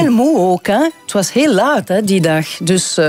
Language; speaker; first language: Dutch; non-native, local second language; French